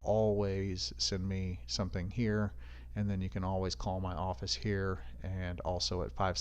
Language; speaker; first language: English; native; English